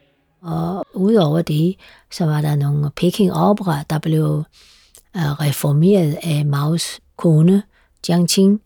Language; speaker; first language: Danish; non-native, fluent; Chinese